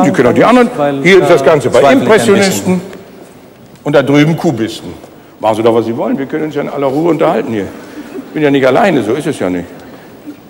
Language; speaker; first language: German; native; German